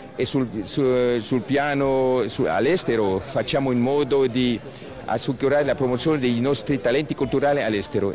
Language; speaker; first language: Italian; non-native, local second language; French